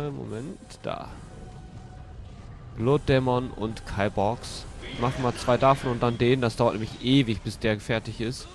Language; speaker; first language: German; native; German